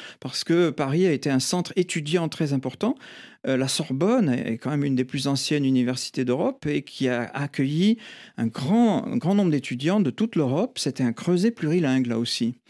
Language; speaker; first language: French; native; French